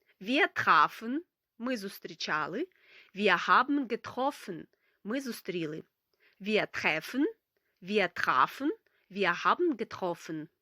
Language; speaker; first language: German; non-native, fluent; Ukrainian